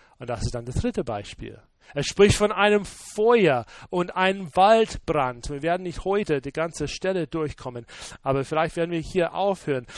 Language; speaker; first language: German; non-native, fluent; English